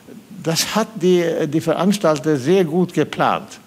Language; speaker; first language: German; non-native, fluent; Swedish